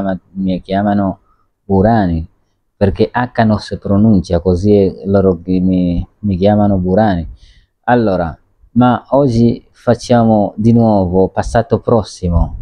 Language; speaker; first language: Italian; non-native, learner; Swahili